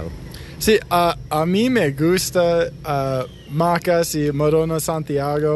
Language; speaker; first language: Spanish; non-native, learner; English